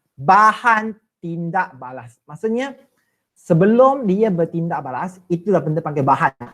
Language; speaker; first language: Malay; non-native, local second language; Chinese